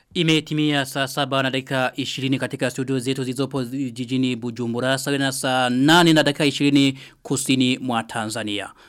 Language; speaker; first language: Swahili; non-native, local second language; Rundi